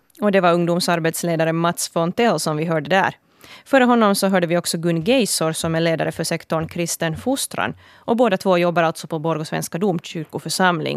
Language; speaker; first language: Swedish; native; Swedish